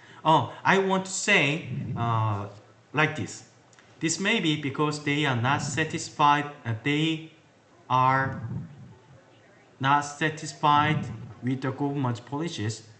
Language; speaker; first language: English; non-native, learner; Korean